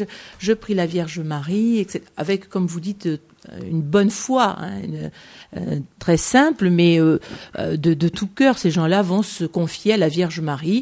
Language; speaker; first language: French; native; French